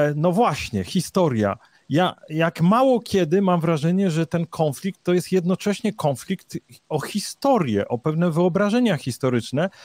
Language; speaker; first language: Polish; native; Polish